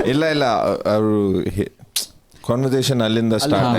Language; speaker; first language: Kannada; non-native, local second language; Punjabi